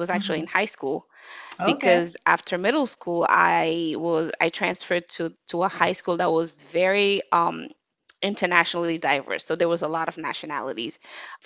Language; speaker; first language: English; non-native, fluent; Wolof